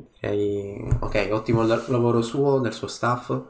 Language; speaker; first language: Italian; native; Italian